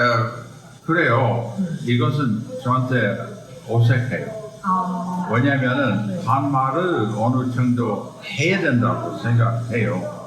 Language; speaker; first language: Korean; non-native, fluent; English